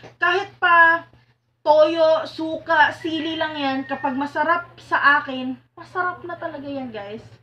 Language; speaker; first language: Filipino; non-native, local second language; Cebuano